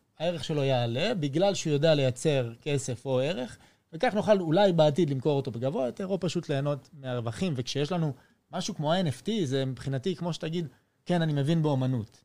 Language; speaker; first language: Hebrew; early bilingual, other home language; French